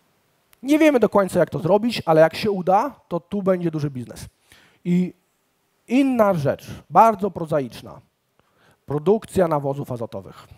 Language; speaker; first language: Polish; native; Polish